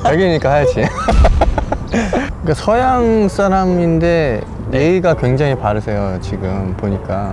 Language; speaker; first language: Korean; native; Korean